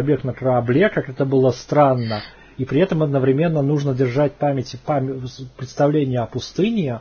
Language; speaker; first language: Russian; native; Russian